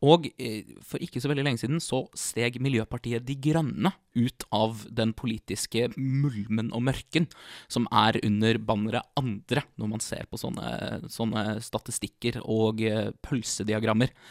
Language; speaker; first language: Norwegian; native; Norwegian